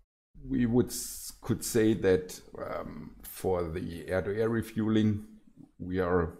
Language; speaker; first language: English; non-native, fluent; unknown